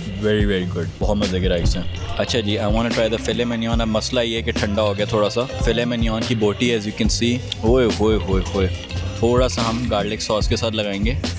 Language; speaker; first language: Urdu; native; Urdu